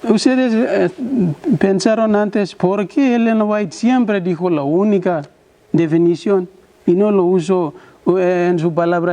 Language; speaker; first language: Spanish; non-native, learner; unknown